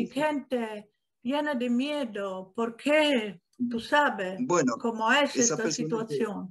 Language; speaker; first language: Spanish; non-native, learner; Italian